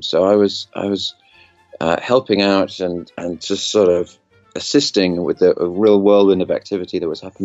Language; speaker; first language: English; native; English